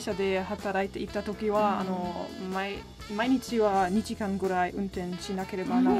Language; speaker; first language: Japanese; non-native, learner; German